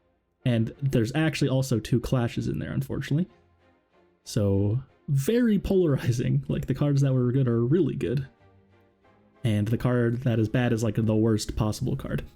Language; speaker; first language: English; native; English